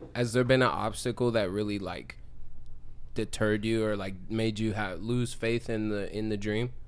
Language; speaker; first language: English; native; English